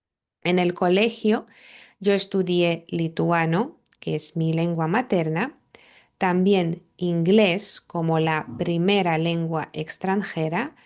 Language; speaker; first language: Spanish; non-native, fluent; Lithuanian